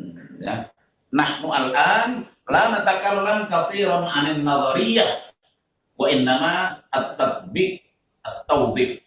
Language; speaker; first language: Arabic; non-native, fluent; Indonesian